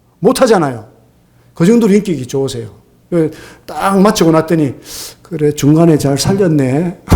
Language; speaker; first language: Korean; native; Korean